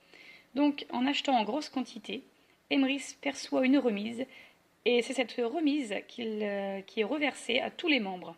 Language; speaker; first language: French; native; French